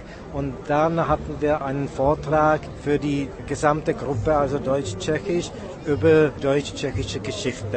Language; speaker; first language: German; non-native, fluent; Czech